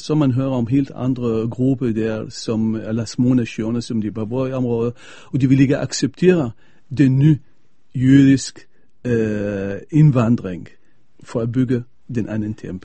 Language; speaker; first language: Danish; non-native, fluent; Arabic